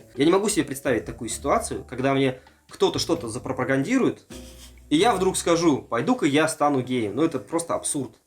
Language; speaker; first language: Russian; native; Russian